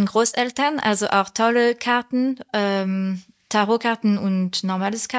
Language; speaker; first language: German; non-native, fluent; French